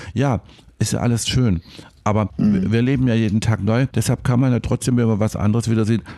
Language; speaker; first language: German; native; German